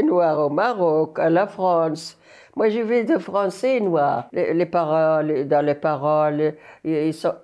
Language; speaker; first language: French; non-native, learner; Arabic